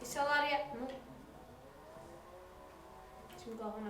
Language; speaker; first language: Welsh; non-native, local second language; English